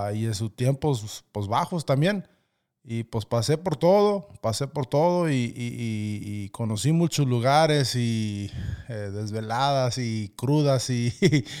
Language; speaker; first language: Spanish; early bilingual, other home language; English